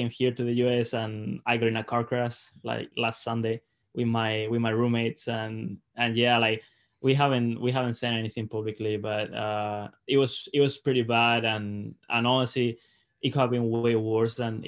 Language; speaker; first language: English; non-native, fluent; Spanish